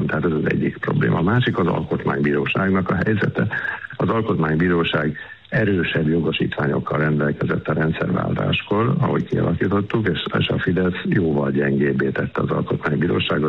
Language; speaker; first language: Hungarian; native; Hungarian